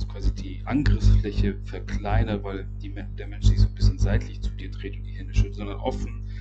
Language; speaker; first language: German; native; German